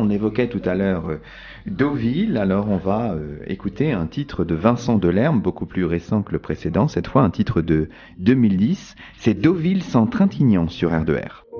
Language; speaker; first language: French; native; French